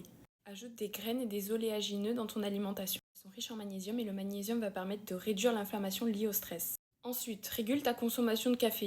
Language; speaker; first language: French; native; French